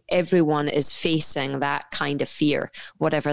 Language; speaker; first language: English; native; English